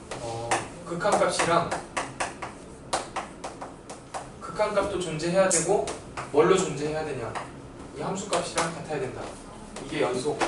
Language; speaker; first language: Korean; native; Korean